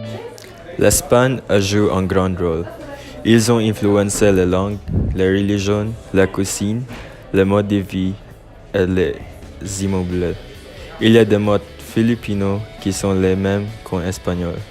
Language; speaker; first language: French; non-native, learner; Filipino